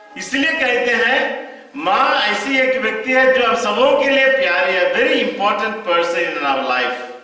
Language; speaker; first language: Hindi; non-native, local second language; Tamil